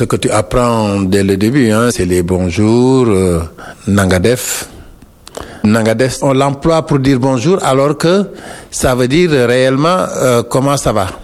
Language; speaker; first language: French; non-native, local second language; Wolof